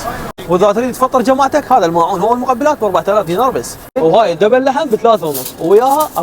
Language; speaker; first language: Arabic; native; Arabic